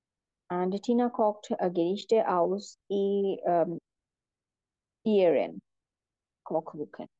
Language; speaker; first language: German; non-native, fluent; Bangla